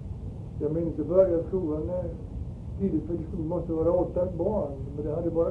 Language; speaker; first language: Swedish; early bilingual, heritage; Swedish